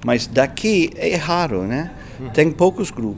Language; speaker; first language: Portuguese; non-native, fluent; English